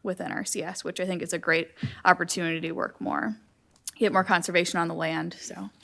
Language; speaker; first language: English; native; English